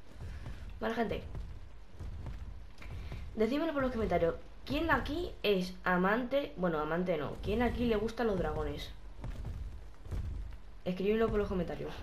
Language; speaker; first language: Spanish; native; Spanish